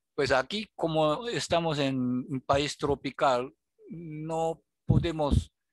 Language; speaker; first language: Spanish; non-native, fluent; Japanese